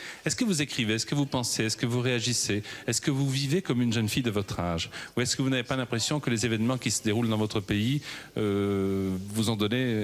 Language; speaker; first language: French; native; French